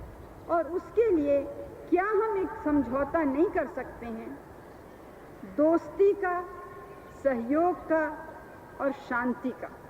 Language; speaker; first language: Hindi; native; Hindi